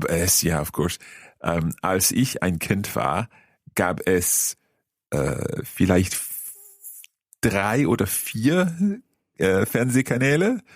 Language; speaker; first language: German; non-native, fluent; English